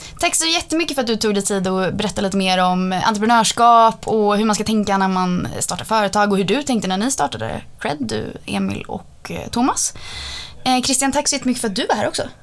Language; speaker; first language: Swedish; native; Swedish